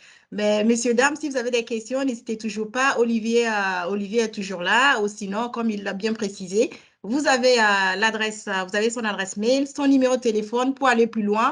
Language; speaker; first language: French; native; French